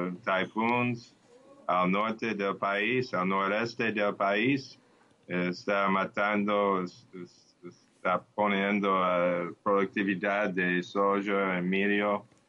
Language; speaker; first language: Portuguese; non-native, learner; Spanish